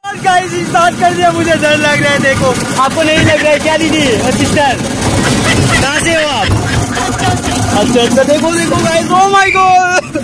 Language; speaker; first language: Hindi; non-native, local second language; Assamese